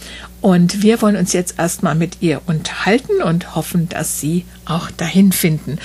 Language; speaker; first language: German; native; German